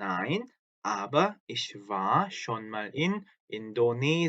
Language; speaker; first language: German; non-native, fluent; Korean